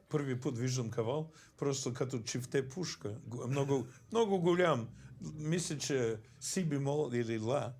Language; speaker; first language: Bulgarian; non-native, fluent; English